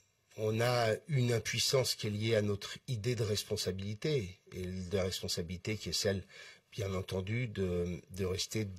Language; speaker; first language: French; native; French